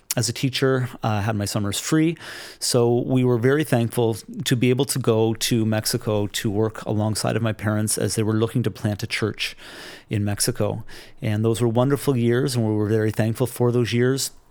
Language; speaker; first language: English; native; English